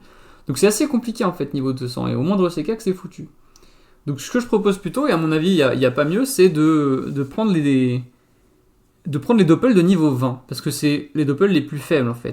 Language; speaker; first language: French; native; French